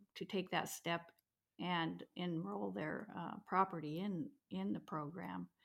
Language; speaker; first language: English; native; English